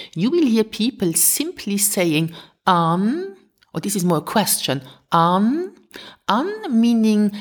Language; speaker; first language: English; non-native, fluent; Luxembourgish